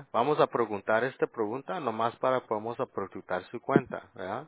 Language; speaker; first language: Spanish; early bilingual, heritage; Spanish